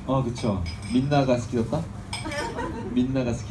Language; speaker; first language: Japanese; non-native, learner; Korean